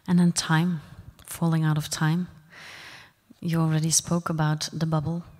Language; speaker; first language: English; non-native, fluent; Dutch